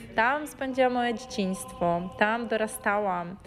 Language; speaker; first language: Polish; non-native, fluent; Ukrainian